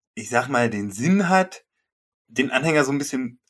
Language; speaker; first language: German; native; German